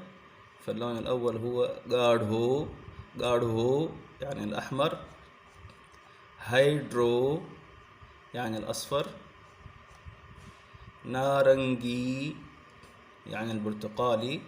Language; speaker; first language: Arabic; non-native, fluent; Sindhi